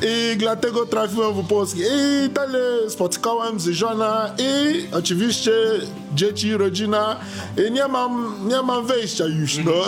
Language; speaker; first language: Polish; non-native, learner; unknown